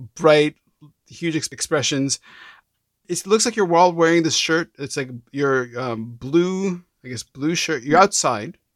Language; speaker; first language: English; native; English